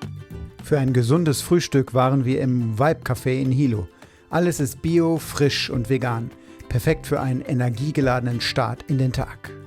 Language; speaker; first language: German; native; German